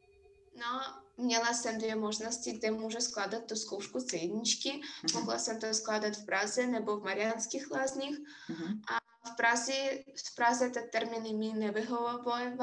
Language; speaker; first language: Czech; non-native, fluent; Russian